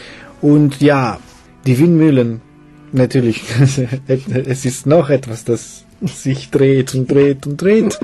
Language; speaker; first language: German; non-native, fluent; Italian